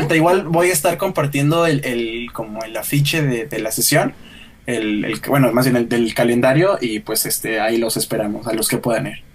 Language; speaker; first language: Spanish; native; Spanish